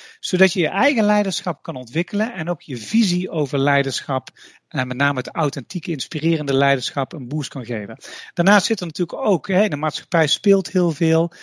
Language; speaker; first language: Dutch; native; Dutch